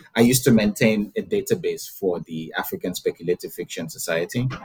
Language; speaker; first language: English; non-native, local second language; Yoruba